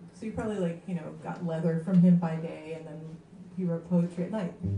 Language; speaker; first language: English; early bilingual, other home language; French